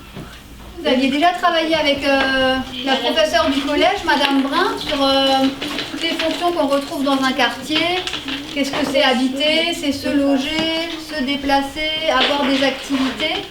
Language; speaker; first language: French; native; French